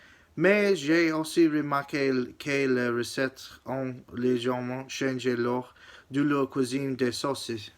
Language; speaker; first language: French; non-native, learner; English